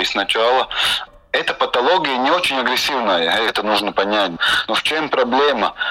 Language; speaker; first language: Russian; non-native, local second language; Latvian